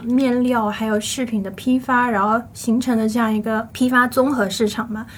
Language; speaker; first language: Chinese; native; Chinese